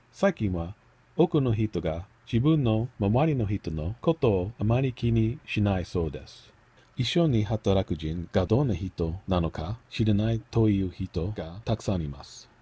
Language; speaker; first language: Japanese; non-native, learner; English